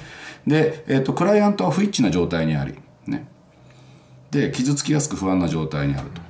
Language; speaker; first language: Japanese; native; Japanese